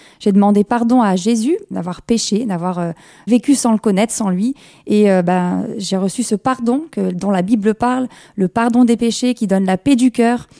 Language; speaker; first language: French; early bilingual, other home language; Kabyle